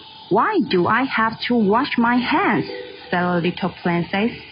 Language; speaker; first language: English; non-native, fluent; Chinese